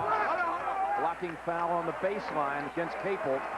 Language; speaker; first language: English; native; English